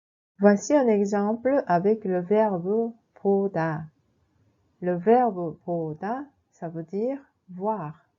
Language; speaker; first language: French; non-native, fluent; Korean